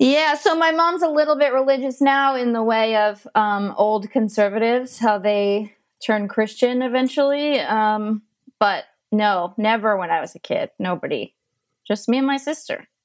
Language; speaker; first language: English; native; English